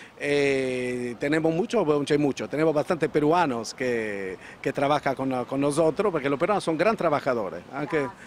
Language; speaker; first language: Spanish; non-native, fluent; Italian